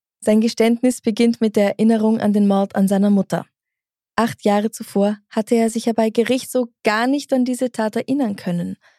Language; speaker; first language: German; native; German